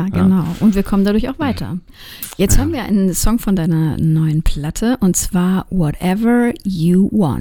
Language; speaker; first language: German; native; German